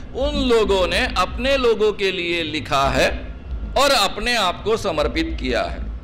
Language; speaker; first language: Hindi; non-native, local second language; Marathi